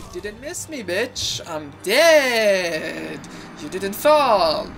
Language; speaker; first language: English; non-native, fluent; Persian